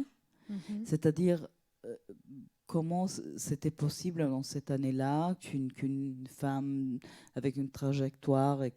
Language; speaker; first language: French; non-native, fluent; Italian